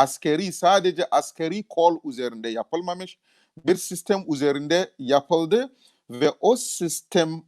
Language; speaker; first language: Turkish; non-native, fluent; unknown